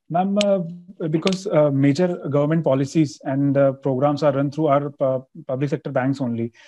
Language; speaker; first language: English; non-native, local second language; Hindi